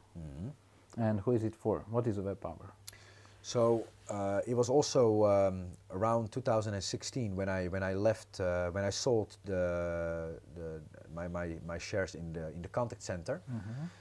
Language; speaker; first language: English; non-native, fluent; Dutch